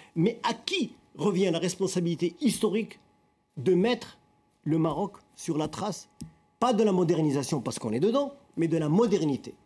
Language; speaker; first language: French; non-native, local second language; Arabic